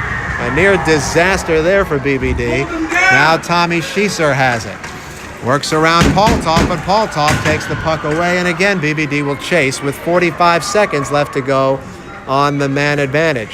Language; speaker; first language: English; native; English